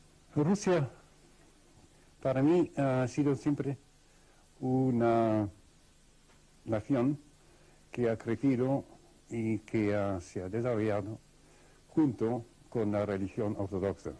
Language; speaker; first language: Spanish; non-native, fluent; Russian